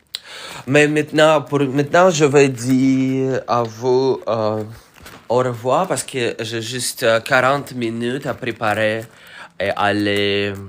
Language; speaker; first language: French; non-native, learner; Russian